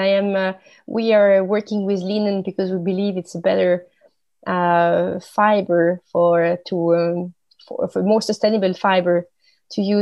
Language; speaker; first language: English; non-native, fluent; French